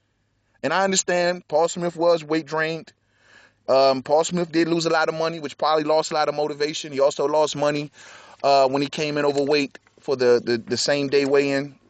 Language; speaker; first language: English; native; English